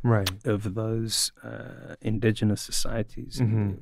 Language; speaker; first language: English; native; English